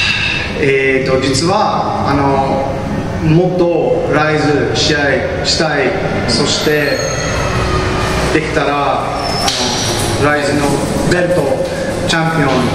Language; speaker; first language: Japanese; non-native, learner; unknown